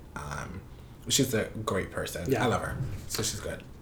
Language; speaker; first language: English; non-native, fluent; Spanish